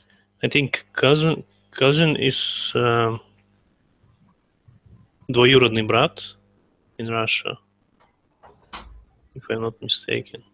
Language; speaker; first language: English; non-native, learner; Russian